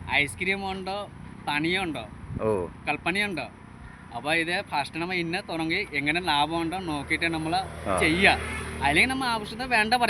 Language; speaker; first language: Malayalam; non-native, local second language; Bangla